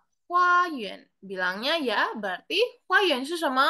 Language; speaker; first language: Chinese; non-native, fluent; Indonesian